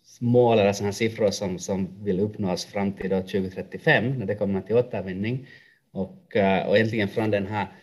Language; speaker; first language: Swedish; non-native, local second language; Finnish